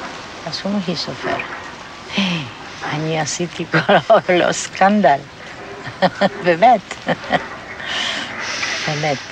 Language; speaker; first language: Hebrew; non-native, fluent; Polish